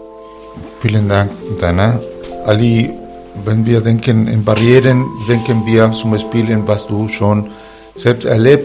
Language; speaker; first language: German; non-native, fluent; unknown